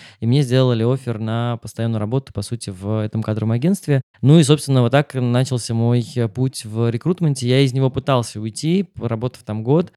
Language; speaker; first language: Russian; native; Russian